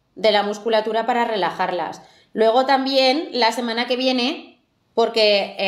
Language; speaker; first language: Spanish; native; Spanish